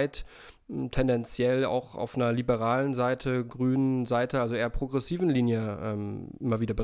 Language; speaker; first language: German; native; German